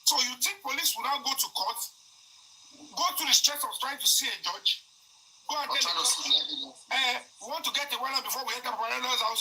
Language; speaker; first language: English; non-native, local second language; Yoruba